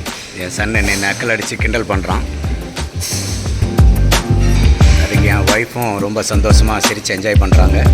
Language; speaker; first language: Tamil; native; Tamil